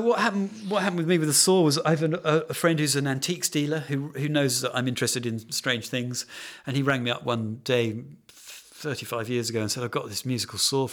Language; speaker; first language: English; native; English